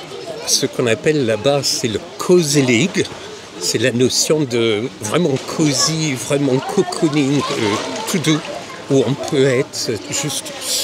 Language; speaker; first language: French; non-native, fluent; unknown